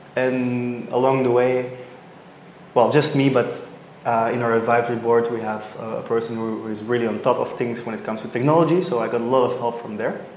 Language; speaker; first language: English; non-native, fluent; Dutch